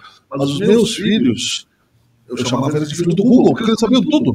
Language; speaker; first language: Portuguese; native; Portuguese